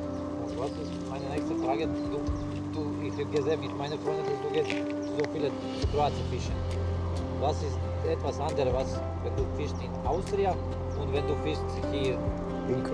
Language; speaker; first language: German; non-native, learner; Croatian